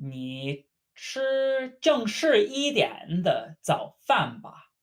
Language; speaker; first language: Chinese; non-native, fluent; English